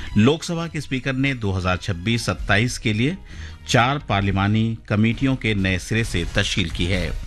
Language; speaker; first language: Urdu; native; Urdu